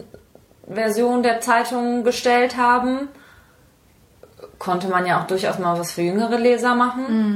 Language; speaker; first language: German; native; German